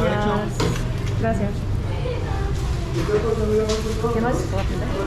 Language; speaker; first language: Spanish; non-native, learner; Korean